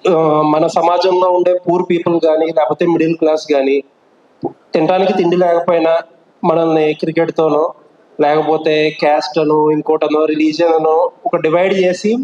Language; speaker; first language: Telugu; native; Telugu